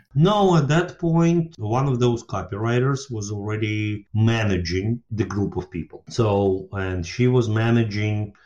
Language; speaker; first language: English; non-native, fluent; Ukrainian